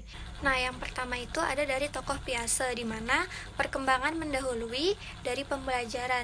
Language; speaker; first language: Indonesian; native; Indonesian